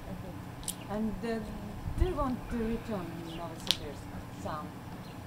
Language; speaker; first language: English; non-native, learner; Russian